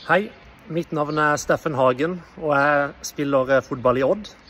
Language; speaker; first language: Norwegian; native; Norwegian